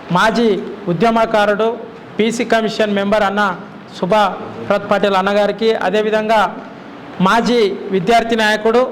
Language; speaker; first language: Telugu; native; Telugu